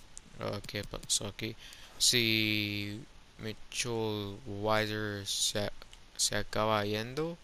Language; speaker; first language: Spanish; early bilingual, heritage; Spanish